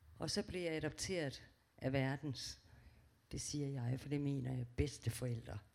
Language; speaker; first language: Danish; native; Danish